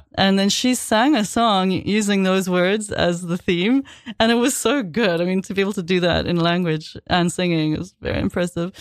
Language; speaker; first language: English; native; English